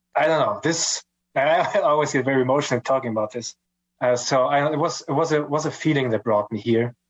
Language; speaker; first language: English; non-native, fluent; German